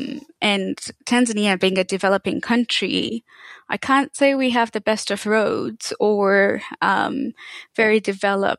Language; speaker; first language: English; native; English